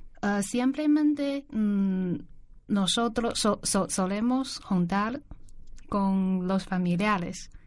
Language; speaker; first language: Spanish; non-native, learner; Chinese